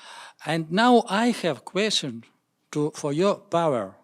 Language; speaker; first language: English; non-native, learner; Russian